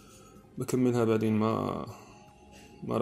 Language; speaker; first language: Arabic; native; Arabic